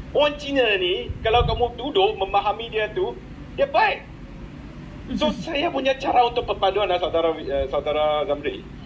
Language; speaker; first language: Malay; non-native, local second language; Chinese